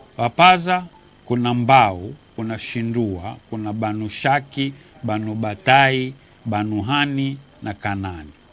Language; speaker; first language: Swahili; native; Swahili